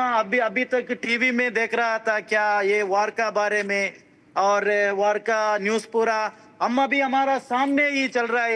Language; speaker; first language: Hindi; non-native, local second language; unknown